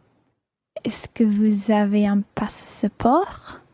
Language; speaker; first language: French; non-native, learner; English